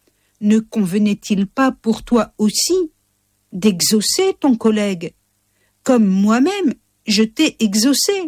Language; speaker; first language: French; native; French